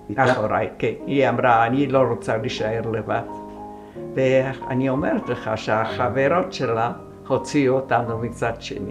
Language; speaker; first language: Hebrew; non-native, fluent; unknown